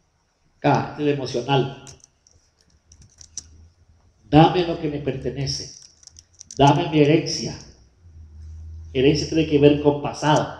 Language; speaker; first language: Spanish; native; Spanish